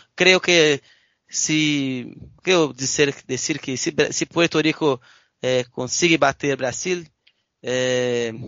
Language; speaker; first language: Spanish; non-native, learner; Portuguese